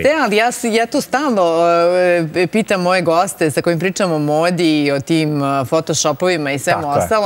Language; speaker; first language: Serbian; native; Serbian